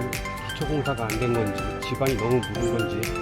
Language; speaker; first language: Korean; native; Korean